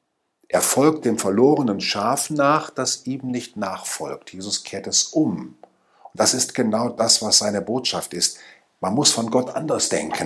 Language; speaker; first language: German; native; German